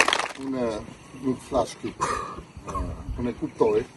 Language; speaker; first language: Albanian; non-native, learner; Italian